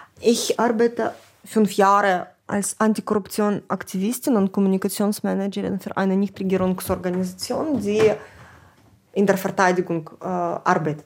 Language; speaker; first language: German; non-native, fluent; Ukrainian